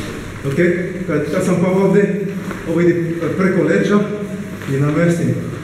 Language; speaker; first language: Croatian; non-native, fluent; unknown